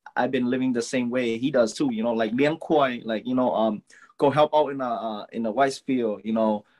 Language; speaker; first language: English; early bilingual, other home language; Lao